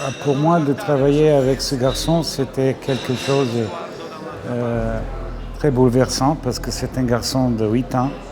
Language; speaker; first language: French; non-native, fluent; Serbian